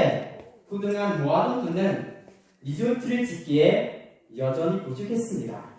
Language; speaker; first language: Korean; non-native, learner; Khmer